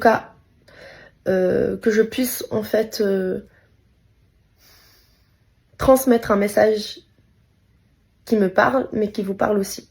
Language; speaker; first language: French; native; French